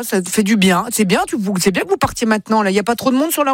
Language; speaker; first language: French; native; French